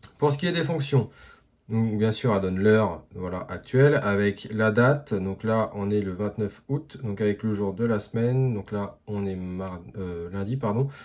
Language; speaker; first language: French; native; French